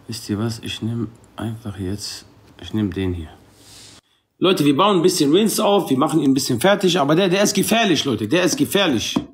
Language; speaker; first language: German; non-native, local second language; Arabic